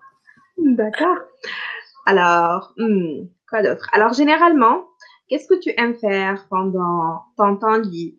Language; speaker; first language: French; non-native, local second language; Arabic